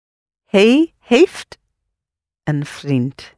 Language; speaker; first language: Dutch; non-native, learner; English